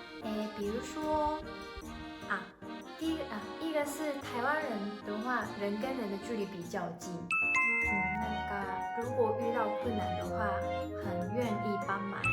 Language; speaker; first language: Chinese; non-native, fluent; Japanese